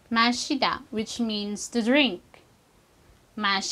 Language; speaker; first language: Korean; non-native, fluent; Filipino